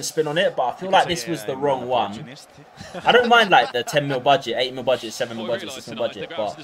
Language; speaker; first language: English; native; English